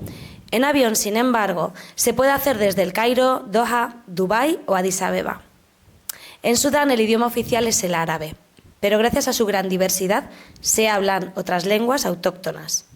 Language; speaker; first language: Spanish; native; Spanish